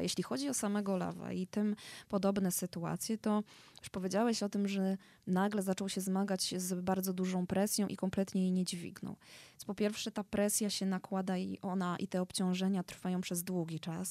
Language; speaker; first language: Polish; native; Polish